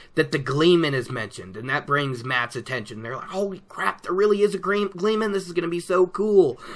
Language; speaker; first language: English; native; English